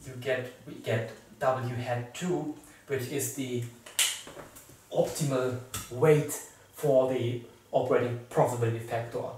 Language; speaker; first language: English; non-native, fluent; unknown